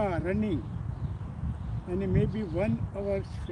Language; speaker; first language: English; non-native, learner; Gujarati